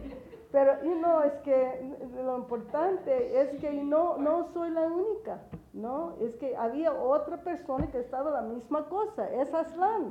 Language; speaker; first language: Spanish; early bilingual, heritage; English